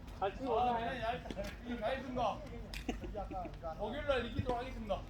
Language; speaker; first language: Korean; native; Korean